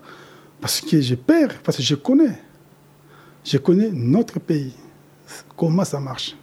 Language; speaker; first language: French; non-native, local second language; Lingala